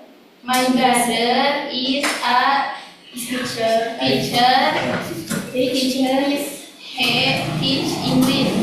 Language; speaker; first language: English; non-native, learner; Indonesian